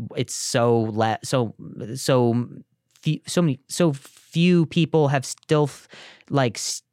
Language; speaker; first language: English; native; English